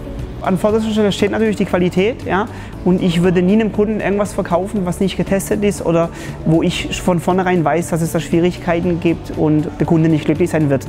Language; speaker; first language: German; early bilingual, other home language; Polish